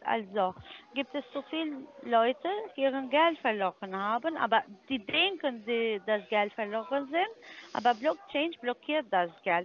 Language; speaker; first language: German; non-native, learner; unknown